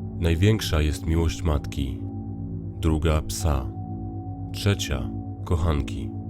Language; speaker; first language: Polish; native; Polish